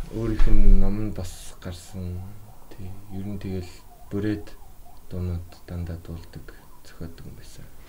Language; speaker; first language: Mongolian; early bilingual, heritage; Mongolian